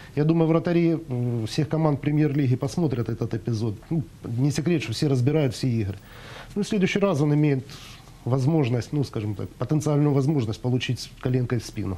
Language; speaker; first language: Russian; native; Russian